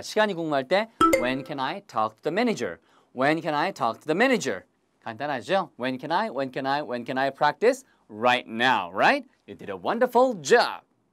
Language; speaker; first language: English; non-native, fluent; Korean